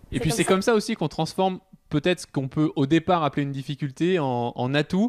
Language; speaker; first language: French; native; French